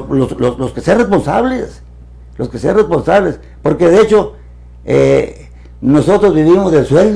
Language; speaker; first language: Spanish; native; Spanish